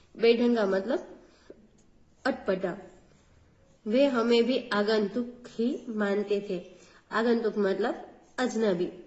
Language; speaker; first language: Hindi; non-native, local second language; Gujarati